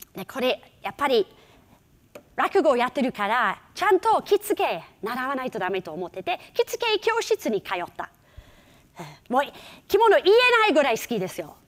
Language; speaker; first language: Japanese; non-native, fluent; English